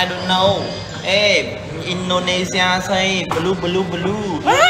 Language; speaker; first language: English; non-native, learner; Vietnamese